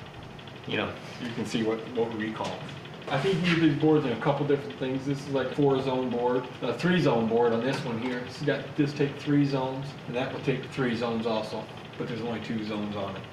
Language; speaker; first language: English; native; English